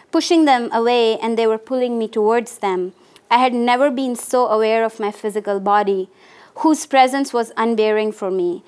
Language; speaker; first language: English; non-native, local second language; Hindi